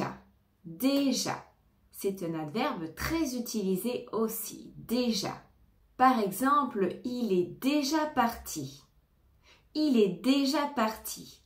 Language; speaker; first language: French; native; French